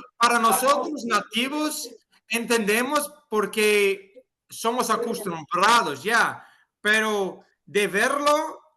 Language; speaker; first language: Spanish; non-native, fluent; English